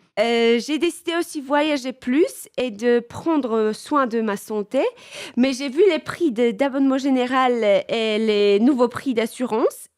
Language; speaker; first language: French; non-native, fluent; Polish